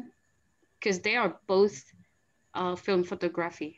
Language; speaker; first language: English; non-native, fluent; Indonesian